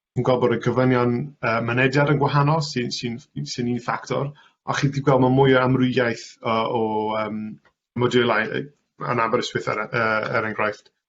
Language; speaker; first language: Welsh; non-native, local second language; English